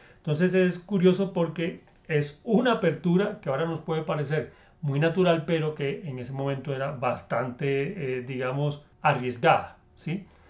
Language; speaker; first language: Spanish; native; Spanish